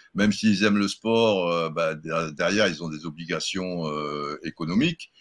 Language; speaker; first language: French; native; French